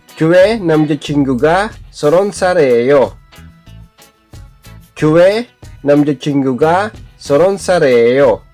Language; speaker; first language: Korean; non-native, learner; Filipino